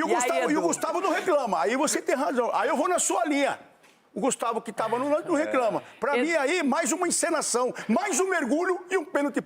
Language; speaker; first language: Portuguese; native; Portuguese